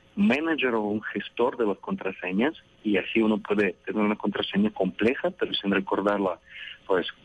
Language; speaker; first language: Spanish; non-native, fluent; Russian